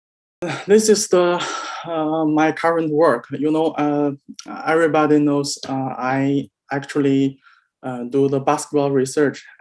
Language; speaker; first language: English; non-native, learner; Chinese